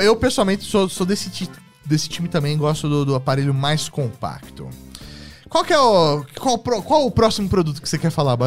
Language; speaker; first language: Portuguese; native; Portuguese